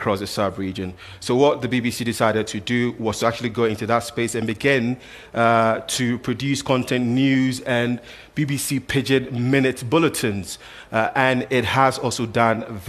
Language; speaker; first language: English; non-native, local second language; Akan